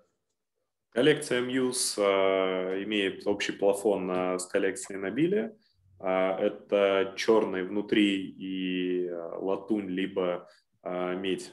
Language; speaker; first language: Russian; native; Russian